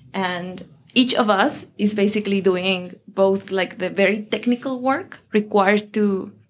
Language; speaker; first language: English; non-native, fluent; Spanish